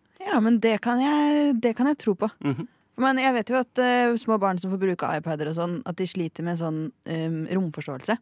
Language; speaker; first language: Norwegian; native; Norwegian